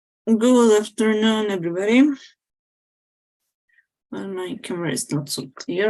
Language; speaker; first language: English; non-native, fluent; Spanish